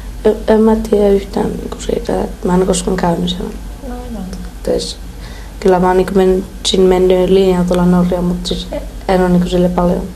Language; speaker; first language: Finnish; early bilingual, other home language; Persian